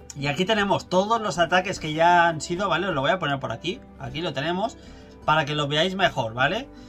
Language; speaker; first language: Spanish; native; Spanish